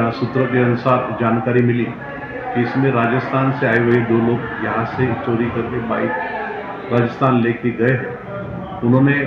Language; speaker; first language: Hindi; non-native, local second language; Marathi